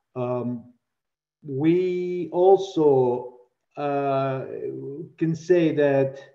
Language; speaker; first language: English; non-native, fluent; Russian